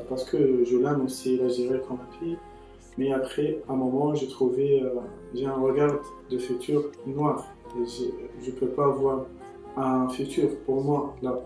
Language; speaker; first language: French; non-native, local second language; Arabic